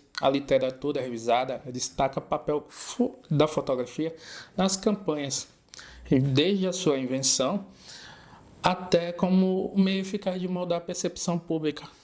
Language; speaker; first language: Portuguese; native; Portuguese